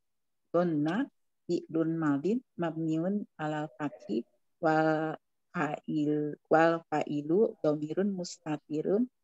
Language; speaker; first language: Arabic; non-native, learner; Indonesian